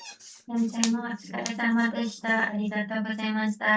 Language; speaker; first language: Japanese; non-native, learner; Indonesian